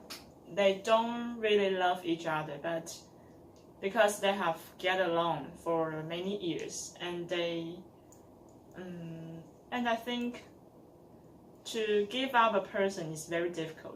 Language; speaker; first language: English; non-native, learner; Chinese